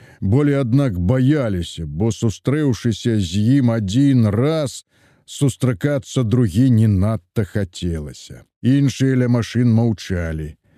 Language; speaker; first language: Belarusian; native; Belarusian